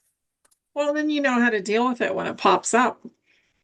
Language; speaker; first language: English; native; English